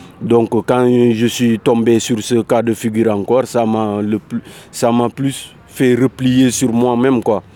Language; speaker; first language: French; non-native, local second language; Wolof